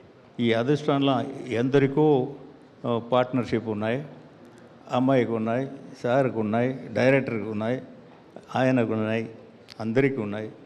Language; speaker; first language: Telugu; non-native, learner; Tamil